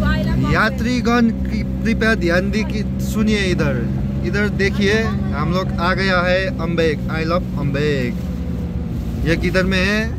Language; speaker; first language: Hindi; non-native, local second language; Nepali